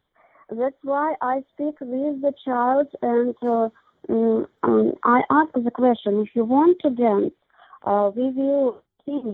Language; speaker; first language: English; non-native, learner; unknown